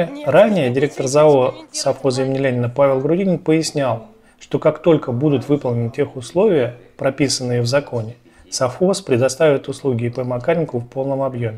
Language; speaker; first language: Russian; native; Russian